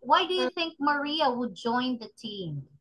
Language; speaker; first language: English; non-native, fluent; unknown